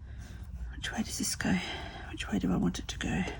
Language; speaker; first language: English; native; English